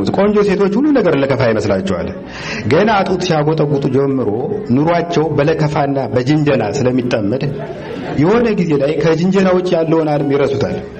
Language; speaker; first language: Amharic; native; Amharic